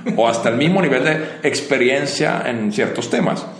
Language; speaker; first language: Spanish; non-native, fluent; Finnish